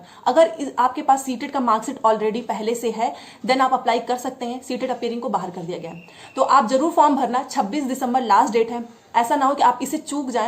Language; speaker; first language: Hindi; native; Hindi